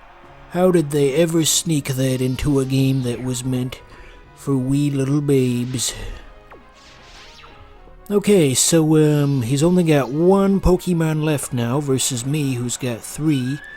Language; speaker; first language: English; native; English